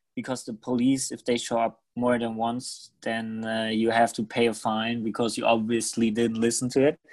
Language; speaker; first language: English; non-native, fluent; German